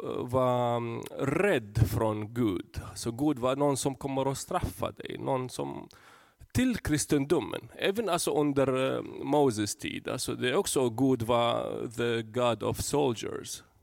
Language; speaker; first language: Swedish; non-native, fluent; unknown